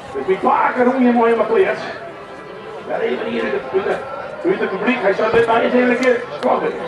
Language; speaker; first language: Dutch; native; Dutch